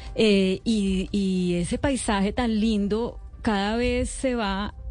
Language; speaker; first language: Spanish; native; Spanish